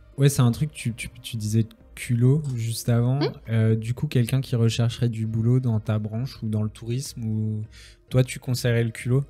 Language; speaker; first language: French; native; French